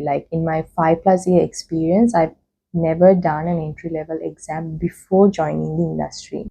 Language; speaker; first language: English; non-native, local second language; Sinhala